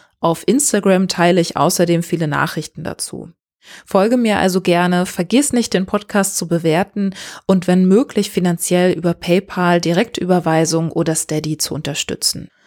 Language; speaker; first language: German; native; German